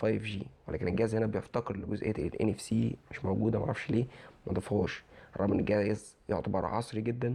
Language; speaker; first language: Arabic; native; Arabic